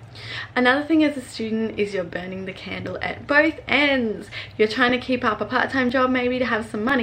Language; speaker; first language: English; native; English